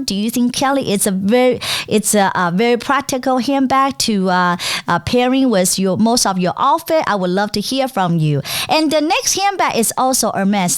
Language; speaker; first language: English; non-native, fluent; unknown